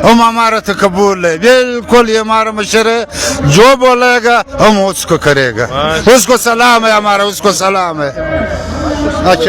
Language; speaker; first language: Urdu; non-native, local second language; Pashto